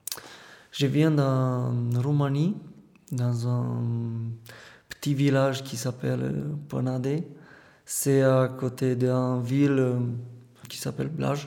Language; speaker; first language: French; non-native, fluent; Romanian